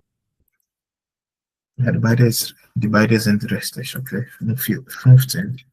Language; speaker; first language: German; non-native, fluent; Akan